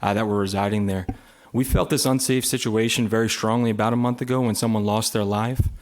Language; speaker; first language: English; native; English